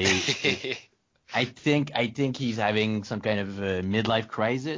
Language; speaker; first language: English; non-native, fluent; French